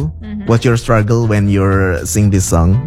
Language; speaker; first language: English; non-native, fluent; Indonesian